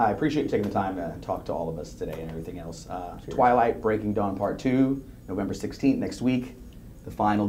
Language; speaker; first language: English; native; English